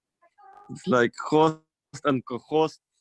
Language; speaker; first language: English; non-native, fluent; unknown